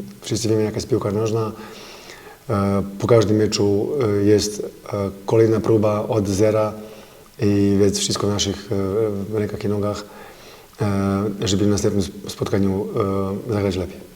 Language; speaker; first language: Polish; non-native, fluent; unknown